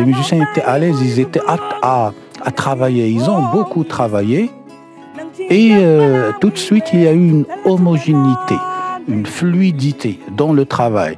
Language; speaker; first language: French; non-native, local second language; Arabic